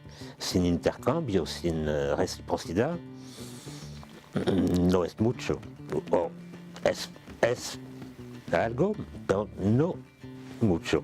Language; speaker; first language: Spanish; non-native, fluent; French